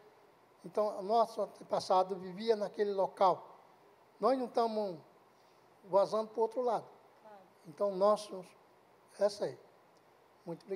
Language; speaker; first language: Portuguese; non-native, local second language; Guarani